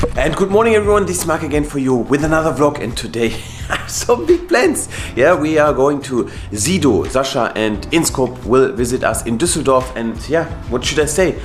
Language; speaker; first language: English; non-native, fluent; German